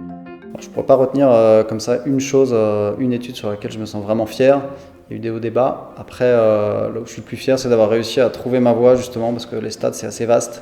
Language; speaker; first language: French; native; French